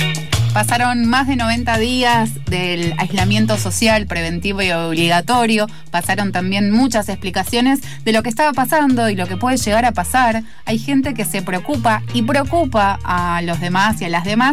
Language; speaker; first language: Spanish; native; Spanish